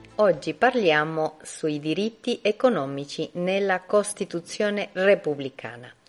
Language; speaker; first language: Italian; non-native, fluent; Spanish